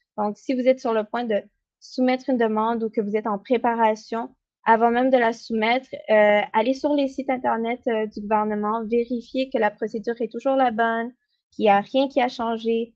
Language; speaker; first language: French; native; French